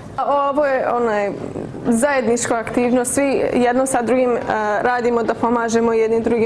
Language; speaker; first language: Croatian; early bilingual, heritage; English